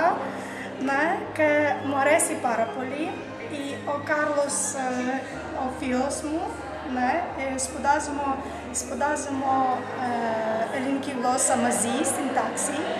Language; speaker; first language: Greek; non-native, learner; Ukrainian